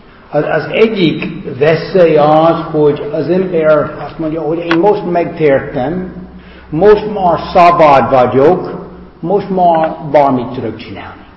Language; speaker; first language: Hungarian; non-native, fluent; English